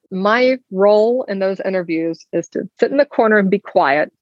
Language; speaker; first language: English; native; English